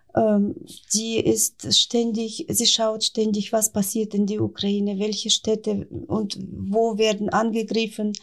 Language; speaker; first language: German; non-native, fluent; Ukrainian